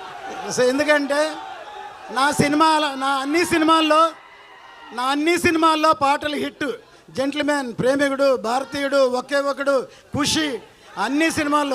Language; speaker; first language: Telugu; native; Telugu